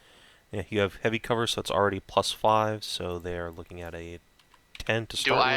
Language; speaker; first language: English; native; English